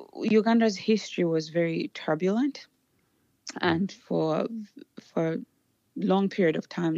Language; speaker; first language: English; non-native, local second language; Ganda